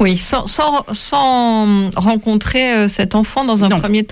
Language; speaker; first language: French; native; French